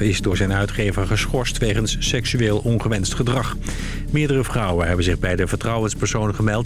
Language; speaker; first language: Dutch; native; Dutch